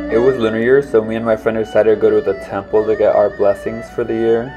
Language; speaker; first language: English; native; English